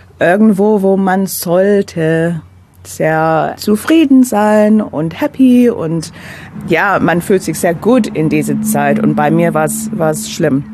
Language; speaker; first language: German; non-native, fluent; English